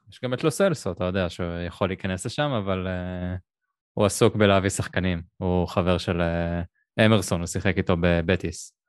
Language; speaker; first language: Hebrew; native; Hebrew